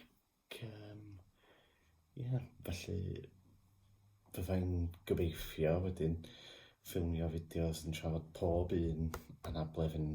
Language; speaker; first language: Welsh; non-native, local second language; English